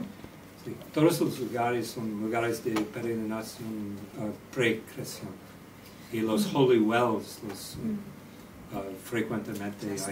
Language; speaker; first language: Spanish; non-native, learner; English